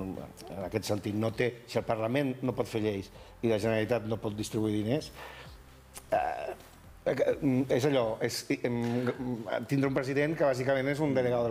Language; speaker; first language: Catalan; native; Catalan